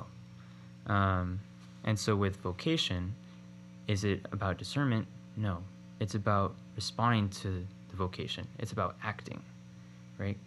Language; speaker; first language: English; native; English